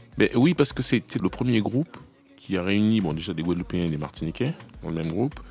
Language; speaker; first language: French; native; French